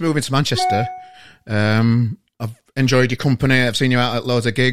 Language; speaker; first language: English; native; English